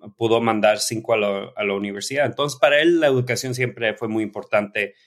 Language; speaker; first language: Spanish; early bilingual, heritage; Spanish